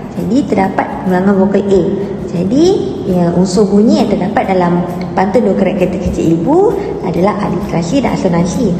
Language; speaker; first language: Malay; native; Malay